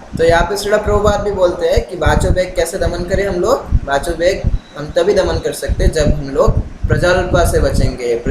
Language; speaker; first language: Hindi; non-native, local second language; Bangla